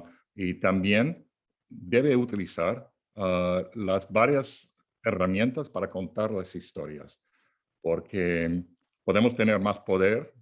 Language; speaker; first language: Spanish; non-native, fluent; English